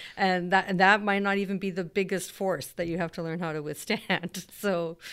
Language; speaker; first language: English; native; English